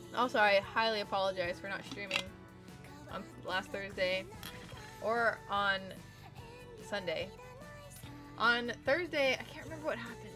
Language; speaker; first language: English; native; English